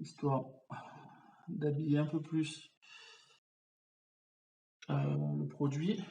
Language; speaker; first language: French; native; French